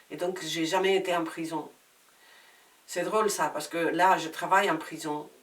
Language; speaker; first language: French; non-native, fluent; Spanish